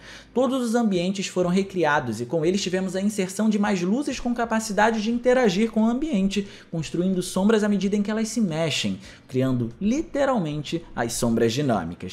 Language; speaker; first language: Portuguese; native; Portuguese